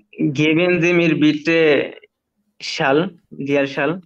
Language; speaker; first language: German; non-native, learner; Bangla